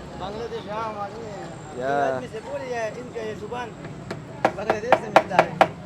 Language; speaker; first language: Hindi; non-native, local second language; Pashto